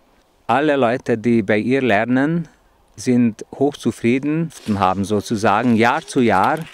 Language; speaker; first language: German; non-native, fluent; Hungarian